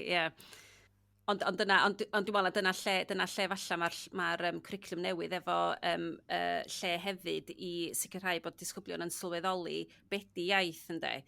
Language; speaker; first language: Welsh; native; Welsh